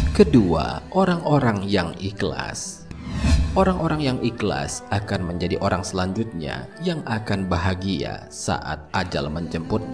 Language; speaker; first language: Indonesian; native; Indonesian